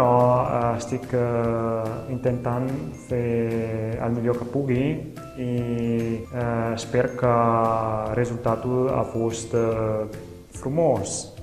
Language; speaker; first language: Spanish; non-native, fluent; Italian